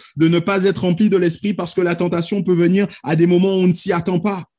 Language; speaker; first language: French; native; French